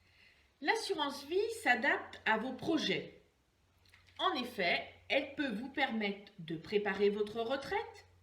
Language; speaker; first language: French; native; French